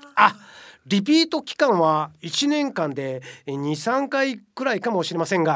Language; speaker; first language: Japanese; native; Japanese